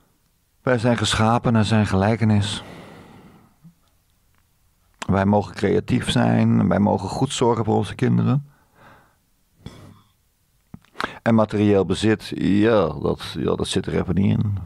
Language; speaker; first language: Dutch; native; Dutch